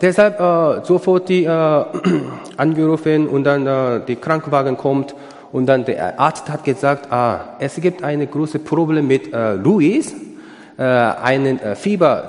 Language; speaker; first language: German; non-native, learner; Korean